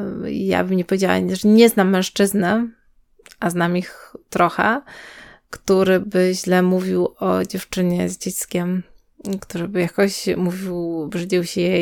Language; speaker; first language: Polish; native; Polish